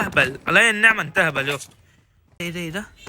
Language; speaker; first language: Arabic; native; Arabic